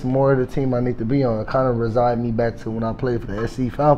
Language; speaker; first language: English; native; English